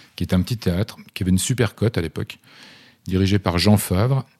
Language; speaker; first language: French; native; French